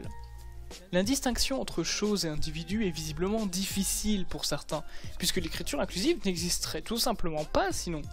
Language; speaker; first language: French; native; French